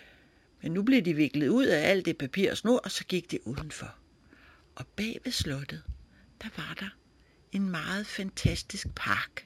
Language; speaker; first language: Danish; native; Danish